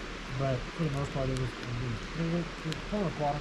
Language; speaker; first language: English; native; English